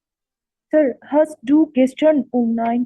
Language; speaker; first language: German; non-native, learner; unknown